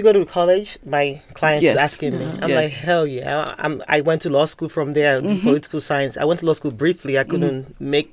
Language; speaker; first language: English; non-native, local second language; Igbo